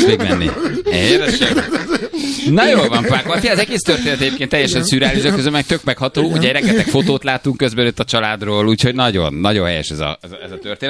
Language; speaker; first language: Hungarian; native; Hungarian